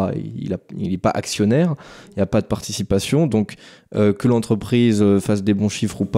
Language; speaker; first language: French; native; French